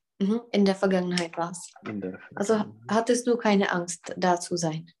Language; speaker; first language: German; non-native, fluent; Czech